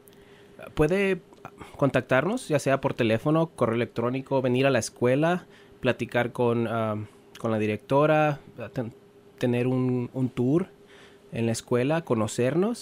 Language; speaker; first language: Spanish; native; Spanish